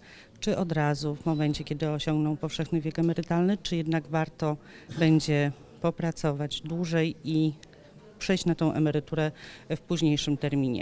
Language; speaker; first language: Polish; native; Polish